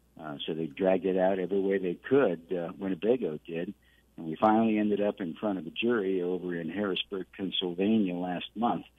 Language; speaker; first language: English; native; English